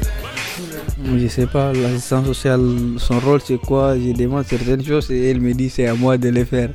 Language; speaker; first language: French; non-native, fluent; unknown